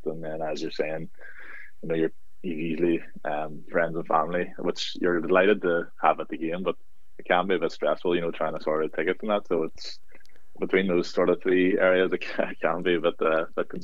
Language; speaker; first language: English; native; English